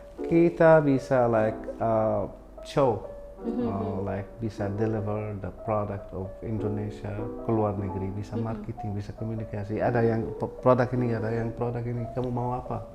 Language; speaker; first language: Indonesian; non-native, learner; Arabic